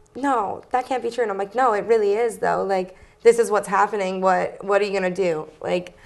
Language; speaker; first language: English; native; English